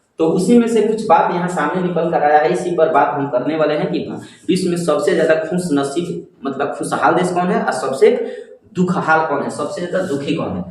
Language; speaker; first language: Hindi; native; Hindi